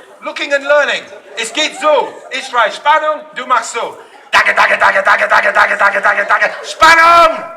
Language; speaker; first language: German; non-native, fluent; English